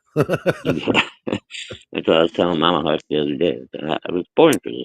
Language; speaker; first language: English; native; English